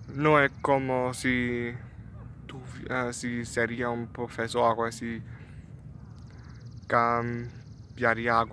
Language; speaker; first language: Spanish; non-native, learner; English